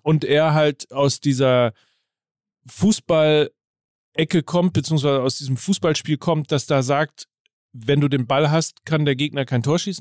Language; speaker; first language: German; native; German